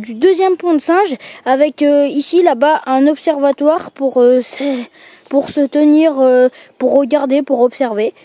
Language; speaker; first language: French; native; French